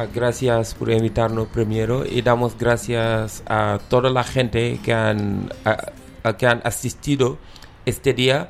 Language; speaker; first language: Spanish; non-native, fluent; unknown